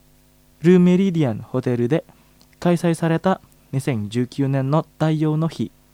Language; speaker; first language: Japanese; non-native, fluent; Indonesian